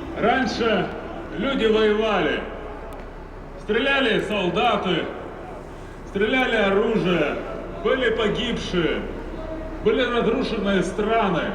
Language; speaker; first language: Russian; native; Russian